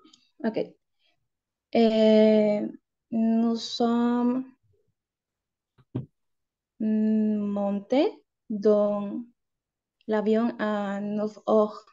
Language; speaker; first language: French; non-native, learner; Spanish